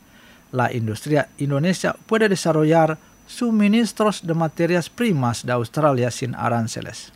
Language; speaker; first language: Spanish; non-native, fluent; Indonesian